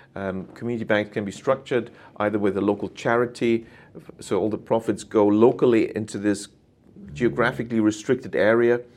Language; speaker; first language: English; non-native, fluent; German